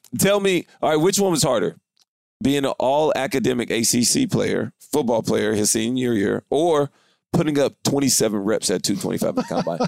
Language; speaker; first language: English; native; English